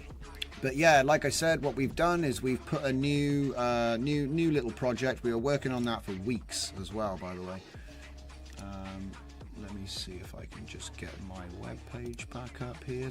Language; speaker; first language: English; native; English